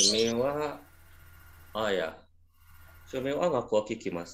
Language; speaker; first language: Japanese; non-native, learner; Indonesian